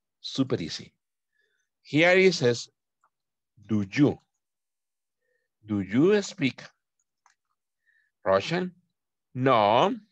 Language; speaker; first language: English; non-native, fluent; Spanish